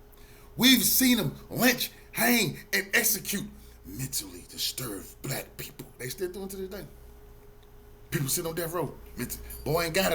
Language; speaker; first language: English; native; English